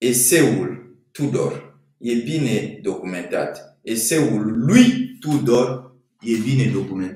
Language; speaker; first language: Romanian; non-native, fluent; French